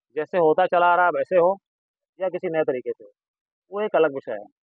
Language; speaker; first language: Hindi; native; Hindi